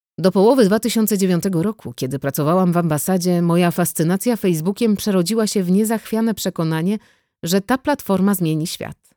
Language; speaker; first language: Polish; native; Polish